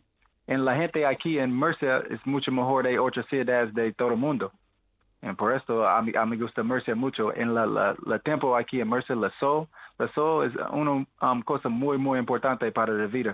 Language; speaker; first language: Spanish; non-native, learner; English